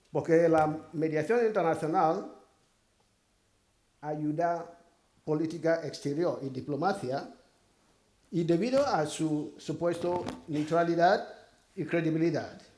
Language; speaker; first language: Spanish; non-native, fluent; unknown